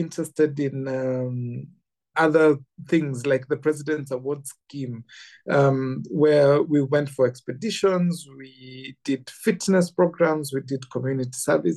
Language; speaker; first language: English; non-native, local second language; Kikuyu